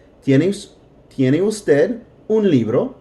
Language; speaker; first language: Spanish; non-native, fluent; English